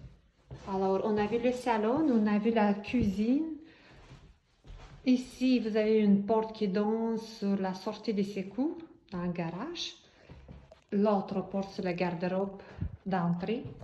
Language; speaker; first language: French; non-native, fluent; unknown